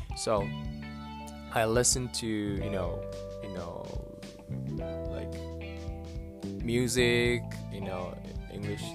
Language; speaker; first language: English; non-native, fluent; Japanese